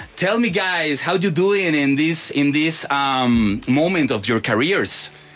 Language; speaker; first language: English; non-native, fluent; Spanish